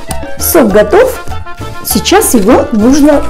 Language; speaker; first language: Russian; native; Russian